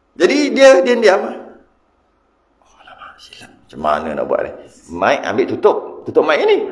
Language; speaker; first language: Malay; native; Malay